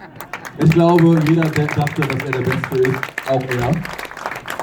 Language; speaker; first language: German; native; German